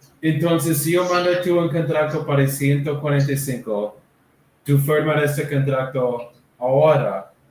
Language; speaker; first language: Spanish; non-native, learner; English